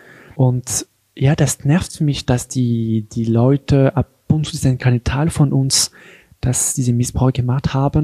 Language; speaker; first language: German; non-native, local second language; French